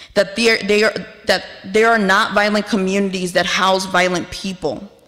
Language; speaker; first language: English; early bilingual, other home language; Spanish